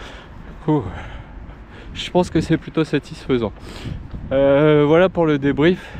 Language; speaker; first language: French; native; French